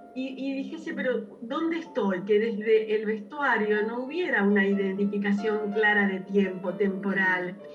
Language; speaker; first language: Spanish; native; Spanish